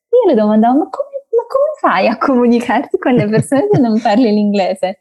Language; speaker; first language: Italian; non-native, fluent; Portuguese